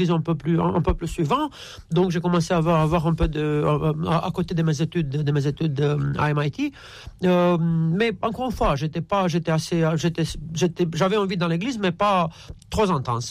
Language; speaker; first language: French; non-native, fluent; Romanian